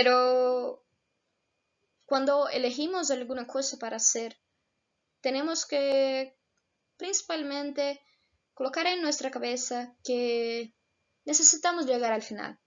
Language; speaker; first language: Spanish; non-native, fluent; Portuguese